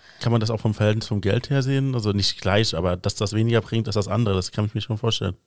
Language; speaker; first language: German; native; German